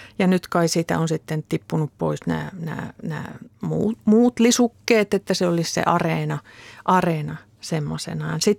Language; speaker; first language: Finnish; native; Finnish